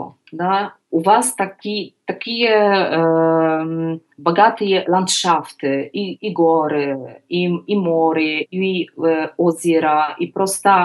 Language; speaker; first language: Russian; non-native, learner; Polish